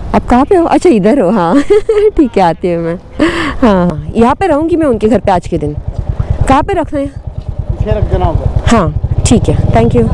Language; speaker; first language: Hindi; non-native, local second language; Marathi